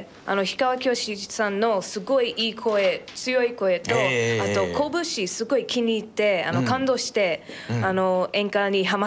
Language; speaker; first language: Japanese; non-native, fluent; English